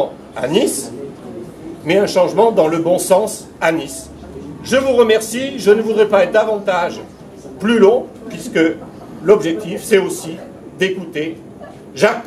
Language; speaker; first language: French; native; French